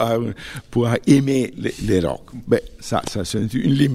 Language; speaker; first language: French; non-native, fluent; Italian